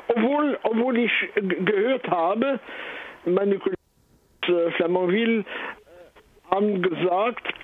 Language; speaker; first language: German; non-native, fluent; French